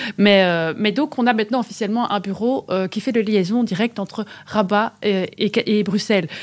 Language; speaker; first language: French; native; French